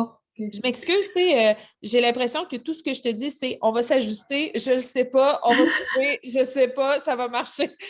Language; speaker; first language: French; native; French